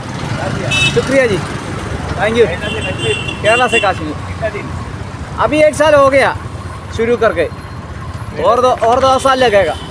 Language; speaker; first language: Hindi; non-native, local second language; Malayalam